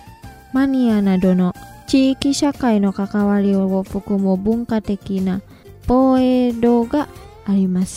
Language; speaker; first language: Japanese; non-native, fluent; Indonesian